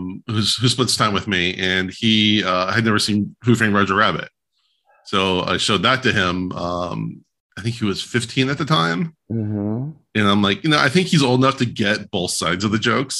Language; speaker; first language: English; native; English